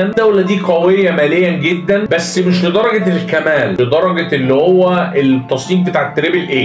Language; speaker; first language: Arabic; native; Arabic